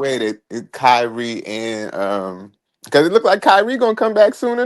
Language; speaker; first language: English; native; English